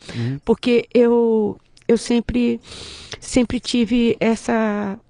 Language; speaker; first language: Portuguese; native; Portuguese